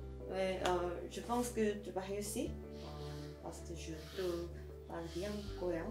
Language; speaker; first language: French; non-native, learner; Korean